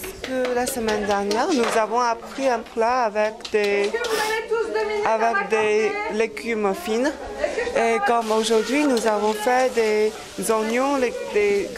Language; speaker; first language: French; non-native, fluent; Chinese